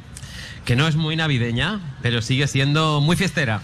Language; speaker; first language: Spanish; native; Spanish